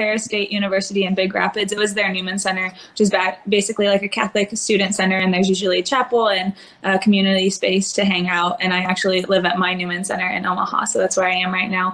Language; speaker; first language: English; native; English